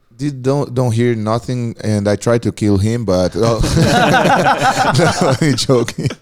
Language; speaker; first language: English; non-native, learner; Portuguese